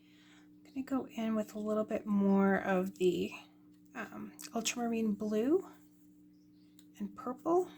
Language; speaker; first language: English; native; English